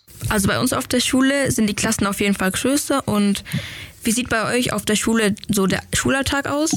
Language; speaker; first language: German; native; German